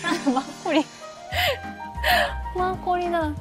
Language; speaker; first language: Korean; non-native, learner; Japanese